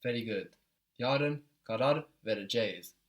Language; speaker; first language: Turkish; non-native, fluent; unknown